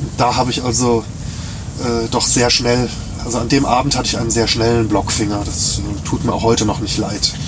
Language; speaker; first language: German; native; German